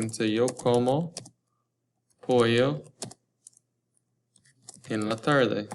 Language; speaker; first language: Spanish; non-native, learner; English